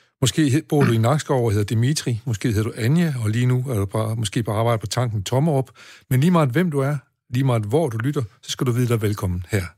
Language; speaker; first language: Danish; native; Danish